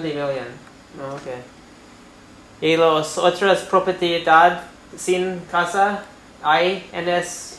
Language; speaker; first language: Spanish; non-native, learner; English